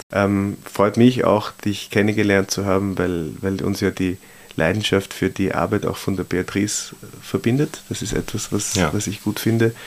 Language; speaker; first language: German; native; German